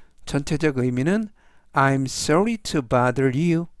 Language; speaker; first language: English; non-native, fluent; Korean